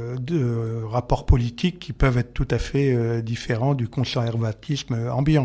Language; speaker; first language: French; native; French